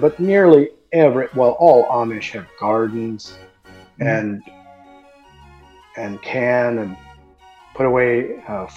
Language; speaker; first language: English; early bilingual, other home language; German